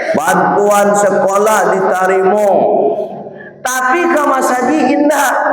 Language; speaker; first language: Malay; non-native, local second language; Minangkabau